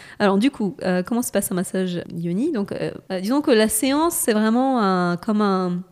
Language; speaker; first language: French; non-native, fluent; Russian